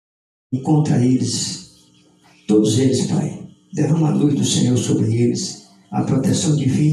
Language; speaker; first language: Portuguese; native; Portuguese